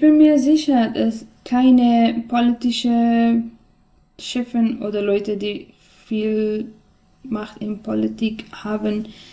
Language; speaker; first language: German; non-native, learner; Persian